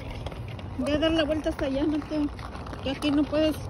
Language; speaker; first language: Spanish; native; Spanish